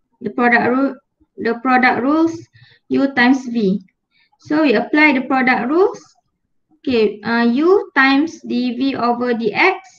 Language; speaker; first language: English; non-native, local second language; Malay